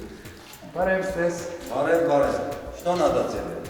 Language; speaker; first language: Russian; non-native, fluent; Armenian